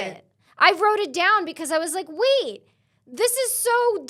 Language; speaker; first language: English; native; English